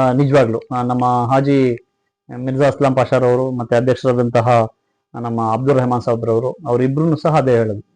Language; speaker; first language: Kannada; non-native, local second language; Urdu